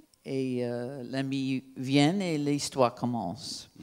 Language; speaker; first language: French; non-native, fluent; English